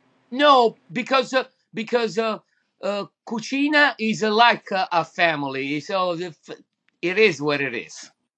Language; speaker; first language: English; non-native, fluent; Italian